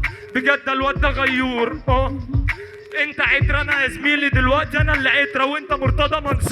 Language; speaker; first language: Arabic; native; Arabic